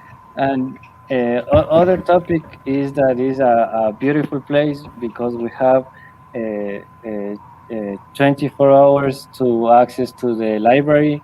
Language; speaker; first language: English; non-native, learner; Spanish